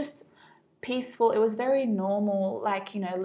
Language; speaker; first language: English; non-native, fluent; Arabic